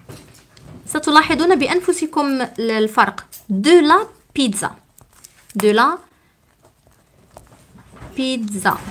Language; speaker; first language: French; non-native, local second language; Arabic